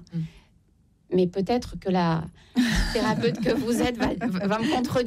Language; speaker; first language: French; native; French